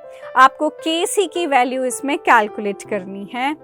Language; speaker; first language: Hindi; native; Hindi